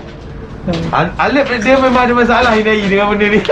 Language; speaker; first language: Malay; native; Malay